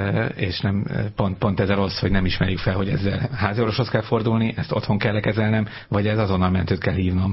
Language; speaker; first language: Hungarian; native; Hungarian